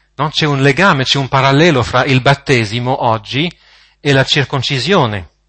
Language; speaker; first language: Italian; non-native, fluent; French